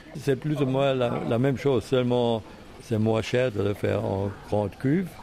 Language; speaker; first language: French; non-native, fluent; German